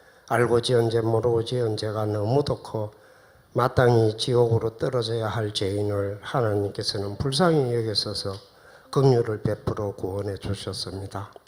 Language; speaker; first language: Korean; native; Korean